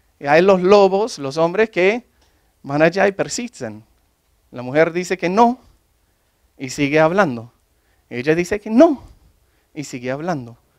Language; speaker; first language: Spanish; non-native, fluent; English